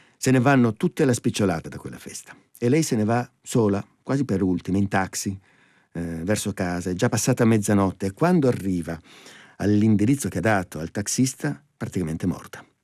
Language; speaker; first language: Italian; native; Italian